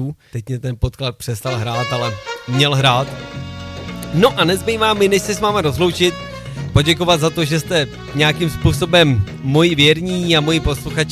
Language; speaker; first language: Czech; native; Czech